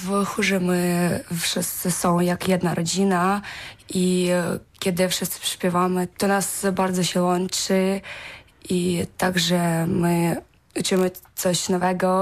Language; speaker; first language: Polish; non-native, learner; Ukrainian